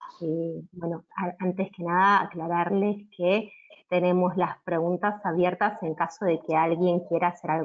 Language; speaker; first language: Spanish; native; Spanish